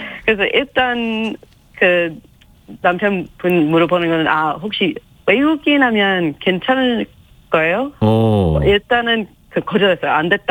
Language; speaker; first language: Korean; non-native, learner; English